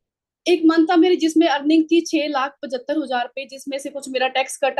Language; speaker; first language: Hindi; non-native, local second language; Punjabi